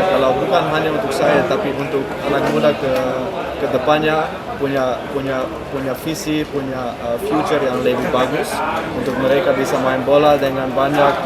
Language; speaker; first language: Indonesian; non-native, fluent; Dutch